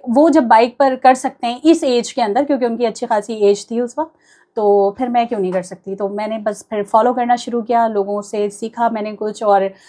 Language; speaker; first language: Urdu; native; Urdu